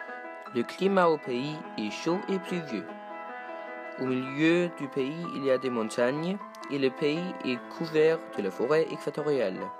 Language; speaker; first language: French; non-native, learner; Danish